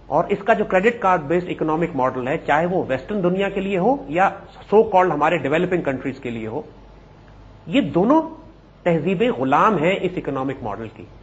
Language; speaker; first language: Urdu; native; Urdu